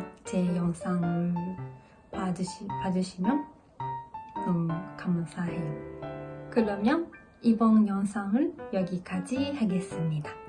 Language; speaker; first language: Korean; non-native, learner; Japanese